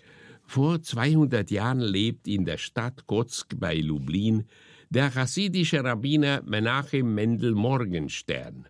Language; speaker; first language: German; native; German